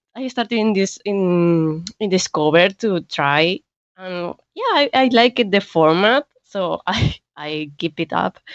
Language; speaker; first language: English; non-native, learner; Spanish